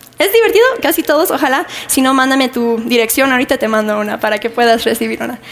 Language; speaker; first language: Spanish; non-native, fluent; English